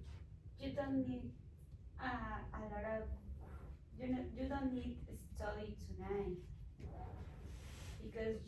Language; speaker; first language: English; non-native, learner; Spanish